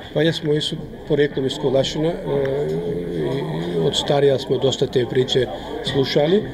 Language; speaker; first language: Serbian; early bilingual, heritage; Croatian